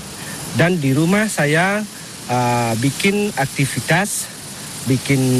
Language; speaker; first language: Indonesian; non-native, local second language; Balinese